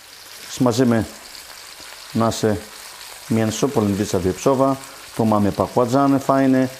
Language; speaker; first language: Polish; non-native, fluent; Greek